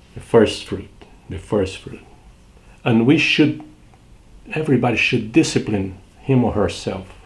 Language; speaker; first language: English; non-native, fluent; Portuguese